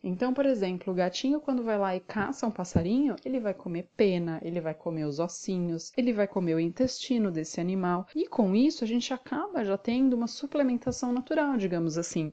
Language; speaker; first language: Portuguese; native; Portuguese